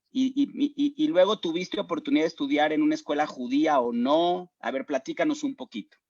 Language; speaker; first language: Spanish; native; Spanish